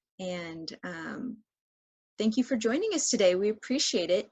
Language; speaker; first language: English; native; English